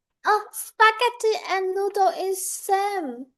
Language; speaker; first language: English; non-native, learner; Vietnamese